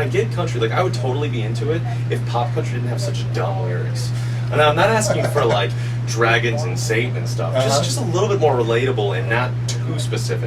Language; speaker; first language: English; native; English